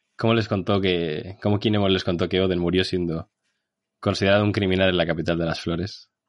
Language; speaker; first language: Spanish; native; Spanish